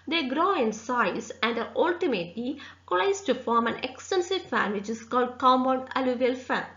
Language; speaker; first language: English; non-native, local second language; Malayalam